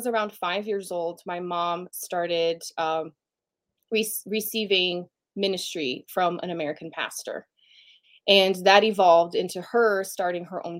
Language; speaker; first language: English; non-native, fluent; Portuguese